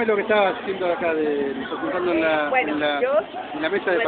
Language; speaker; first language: Spanish; native; Spanish